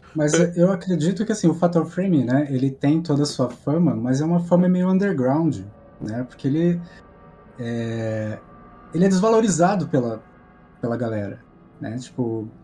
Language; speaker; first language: Portuguese; native; Portuguese